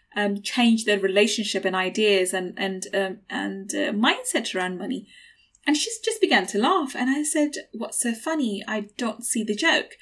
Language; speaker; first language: English; native; English